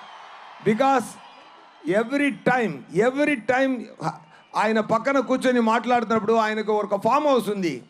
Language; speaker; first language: Telugu; non-native, learner; Tamil